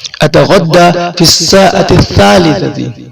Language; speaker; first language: Arabic; non-native, fluent; Urdu